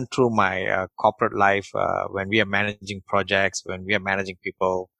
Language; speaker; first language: English; non-native, local second language; Tamil